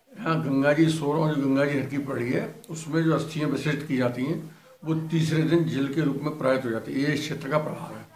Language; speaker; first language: Hindi; native; Hindi